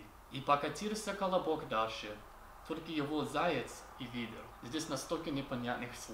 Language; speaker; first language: Russian; non-native, learner; English